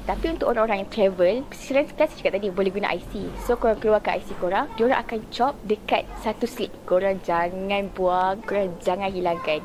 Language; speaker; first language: Malay; native; Malay